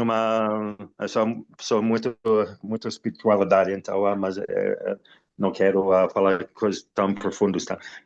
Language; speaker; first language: Portuguese; non-native, fluent; English